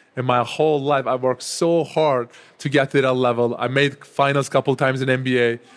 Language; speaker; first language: English; non-native, fluent; Turkish